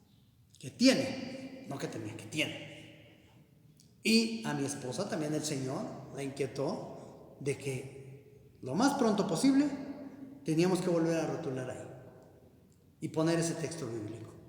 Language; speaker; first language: Spanish; native; Spanish